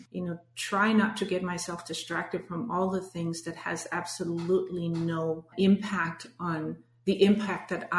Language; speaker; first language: English; non-native, fluent; Danish